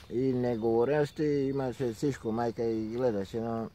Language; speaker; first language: Bulgarian; non-native, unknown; Spanish